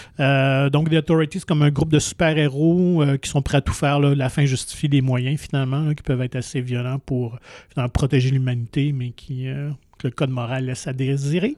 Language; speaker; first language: French; native; French